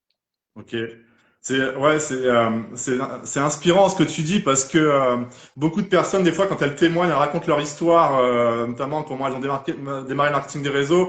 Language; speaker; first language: French; native; French